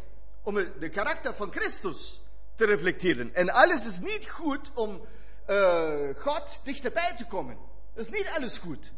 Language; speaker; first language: Dutch; non-native, fluent; German